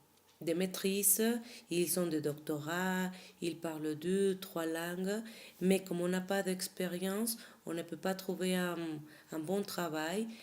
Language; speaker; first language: French; non-native, fluent; Spanish